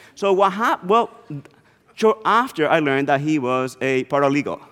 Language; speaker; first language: English; non-native, fluent; Spanish